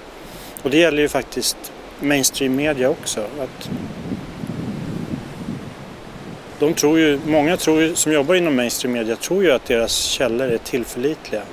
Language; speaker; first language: Swedish; native; Swedish